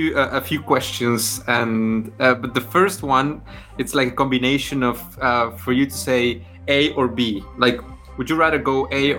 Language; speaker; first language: English; non-native, fluent; Spanish